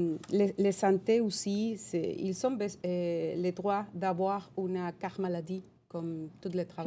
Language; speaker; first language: French; non-native, fluent; Spanish